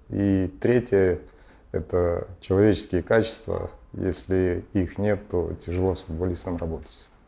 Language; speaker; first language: Russian; native; Russian